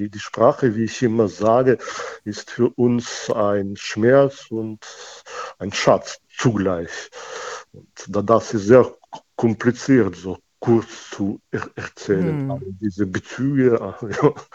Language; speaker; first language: German; non-native, fluent; Russian